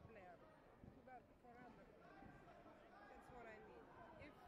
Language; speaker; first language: English; non-native, learner; Bulgarian